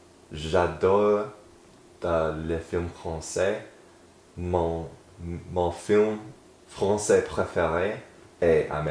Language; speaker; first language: French; non-native, learner; English